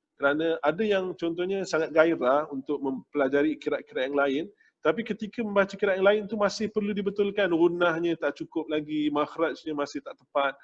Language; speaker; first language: Malay; native; Malay